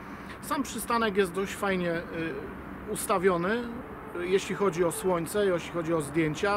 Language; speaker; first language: Polish; native; Polish